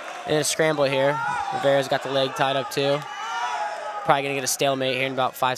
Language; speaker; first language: English; native; English